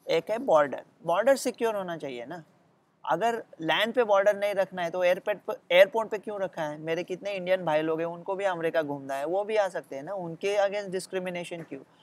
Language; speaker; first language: Hindi; non-native, local second language; Marathi